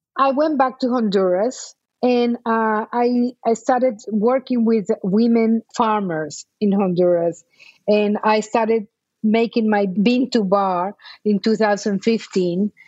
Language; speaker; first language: English; non-native, fluent; Spanish